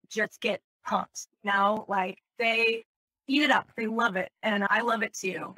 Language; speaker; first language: English; native; English